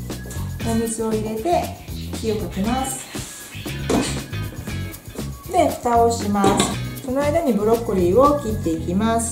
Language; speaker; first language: Japanese; native; Japanese